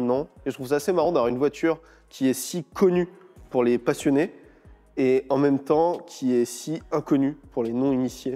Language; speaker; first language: French; native; French